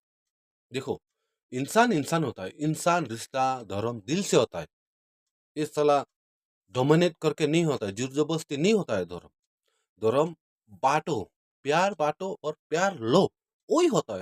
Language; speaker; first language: Hindi; non-native, local second language; Khasi